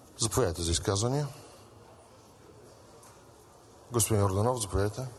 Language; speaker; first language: Bulgarian; native; Bulgarian